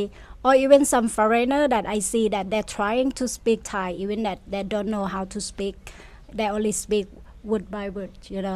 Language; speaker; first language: English; non-native, fluent; Thai